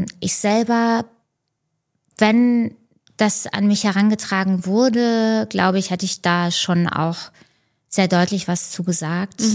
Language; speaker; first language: German; native; German